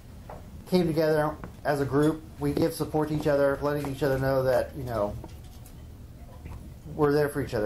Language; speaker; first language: English; native; English